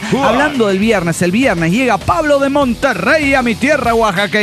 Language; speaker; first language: Spanish; native; Spanish